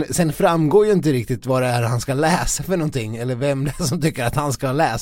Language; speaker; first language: Swedish; native; Swedish